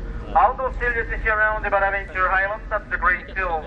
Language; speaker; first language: English; non-native, learner; French